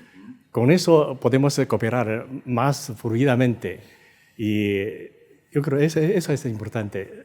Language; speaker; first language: Spanish; non-native, fluent; Chinese